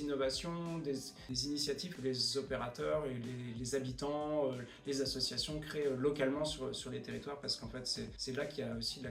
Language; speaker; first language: French; native; French